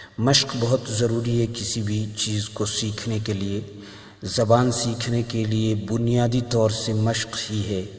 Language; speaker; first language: Urdu; native; Urdu